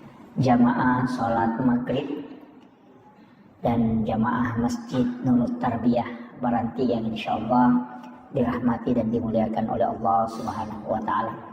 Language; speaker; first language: Indonesian; non-native, local second language; Buginese